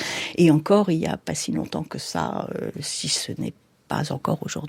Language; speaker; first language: French; native; French